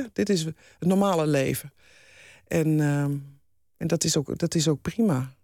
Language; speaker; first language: Dutch; native; Dutch